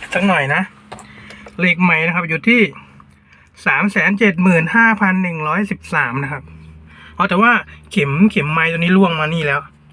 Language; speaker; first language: Thai; native; Thai